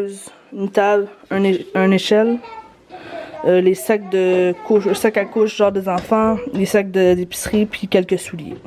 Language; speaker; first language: French; native; French